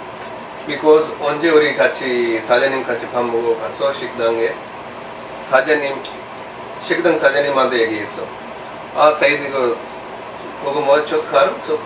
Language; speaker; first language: Korean; non-native, learner; Urdu